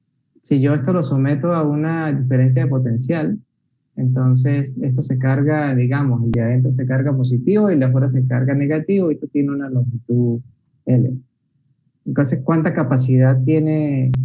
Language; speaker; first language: Spanish; native; Spanish